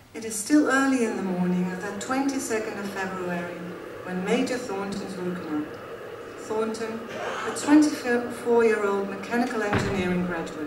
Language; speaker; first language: English; non-native, fluent; Dutch